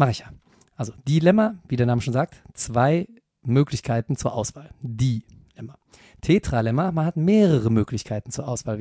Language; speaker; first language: German; native; German